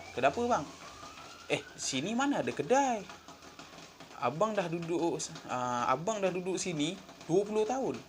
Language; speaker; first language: Malay; native; Malay